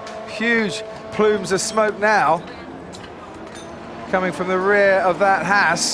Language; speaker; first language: English; native; English